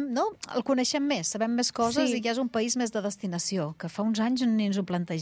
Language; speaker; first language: Catalan; native; Catalan